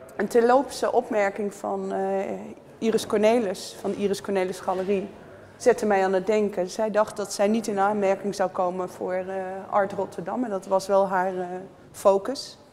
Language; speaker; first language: Dutch; native; Dutch